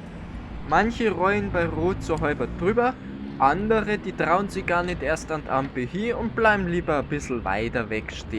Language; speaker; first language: German; native; German